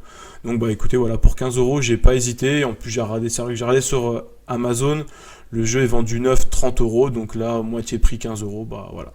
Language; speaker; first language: French; native; French